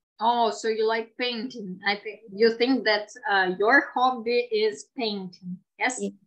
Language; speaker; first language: English; non-native, fluent; Ukrainian